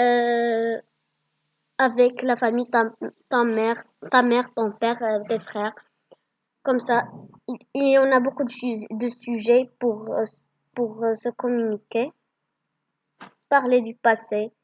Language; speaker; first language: French; non-native, learner; Arabic